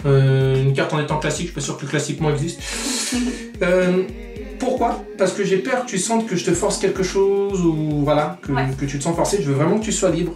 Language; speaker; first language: French; native; French